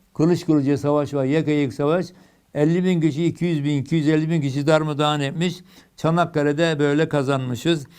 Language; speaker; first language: Turkish; native; Turkish